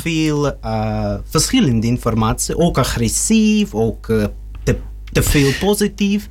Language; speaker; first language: Dutch; non-native, learner; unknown